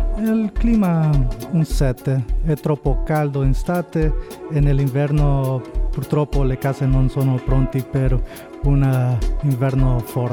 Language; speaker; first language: Italian; non-native, learner; Spanish